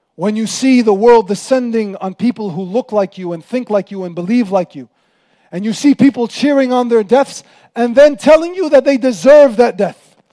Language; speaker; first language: English; native; English